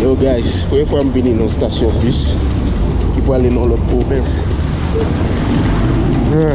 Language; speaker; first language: Spanish; non-native, learner; Haitian Creole